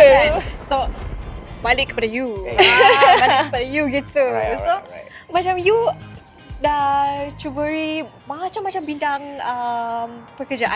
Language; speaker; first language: Malay; native; Malay